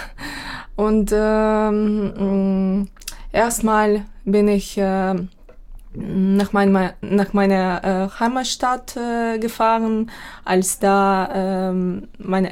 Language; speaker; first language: German; non-native, fluent; Ukrainian